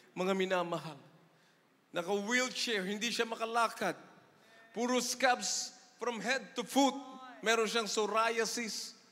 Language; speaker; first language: Filipino; native; Filipino